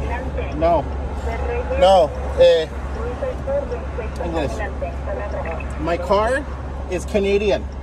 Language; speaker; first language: English; non-native, fluent; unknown